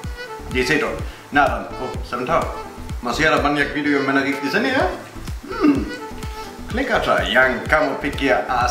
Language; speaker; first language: Indonesian; non-native, fluent; German